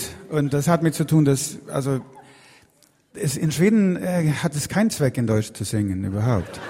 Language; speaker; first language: German; non-native, learner; Swedish